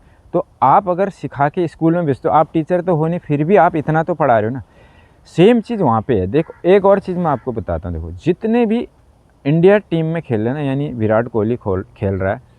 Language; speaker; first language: Hindi; native; Hindi